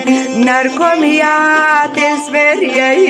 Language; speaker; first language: Swedish; non-native, fluent; Kurdish